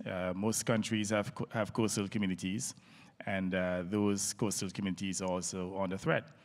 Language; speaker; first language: English; native; English